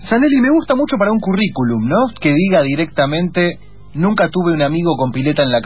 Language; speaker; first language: Spanish; native; Spanish